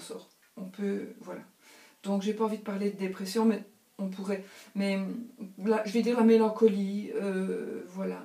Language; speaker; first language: French; native; French